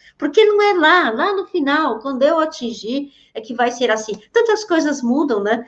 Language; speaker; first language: Portuguese; native; Portuguese